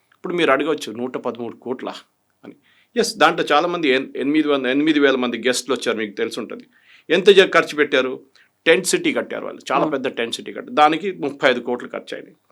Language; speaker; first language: Telugu; non-native, fluent; Malayalam